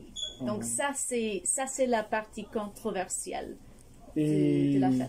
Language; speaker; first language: French; non-native, fluent; English